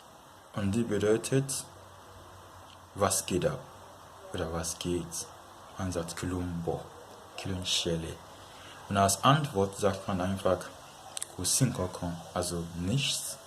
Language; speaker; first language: German; non-native, fluent; Yoruba